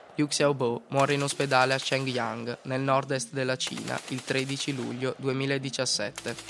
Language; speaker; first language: Italian; native; Italian